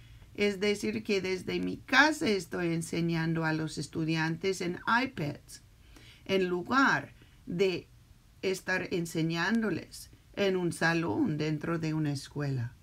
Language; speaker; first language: Spanish; early bilingual, heritage; Spanish